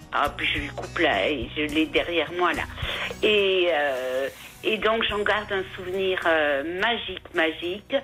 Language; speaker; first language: French; native; French